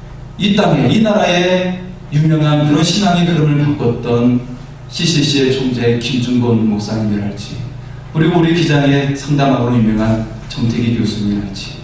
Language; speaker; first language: Korean; native; Korean